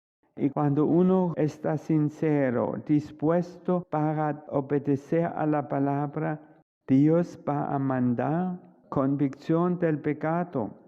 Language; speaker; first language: Spanish; non-native, fluent; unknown